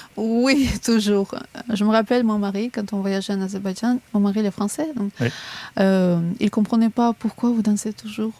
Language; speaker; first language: French; non-native, fluent; Azerbaijani